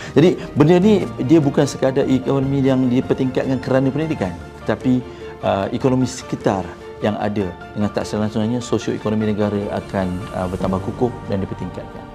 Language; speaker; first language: Malay; native; Malay